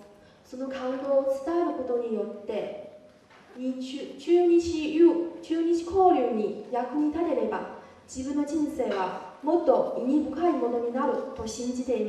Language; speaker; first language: Japanese; non-native, fluent; Chinese